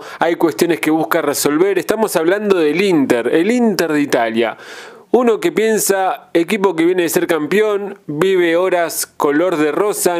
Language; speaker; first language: Spanish; native; Spanish